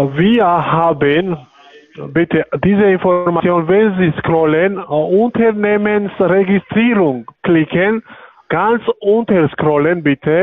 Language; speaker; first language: German; non-native, learner; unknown